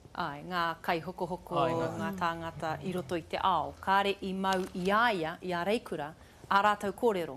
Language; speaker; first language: Māori; non-native, local second language; English